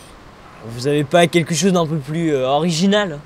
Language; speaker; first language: French; native; French